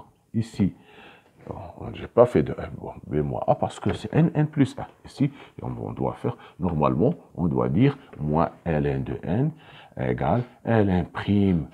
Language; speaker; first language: French; non-native, local second language; Arabic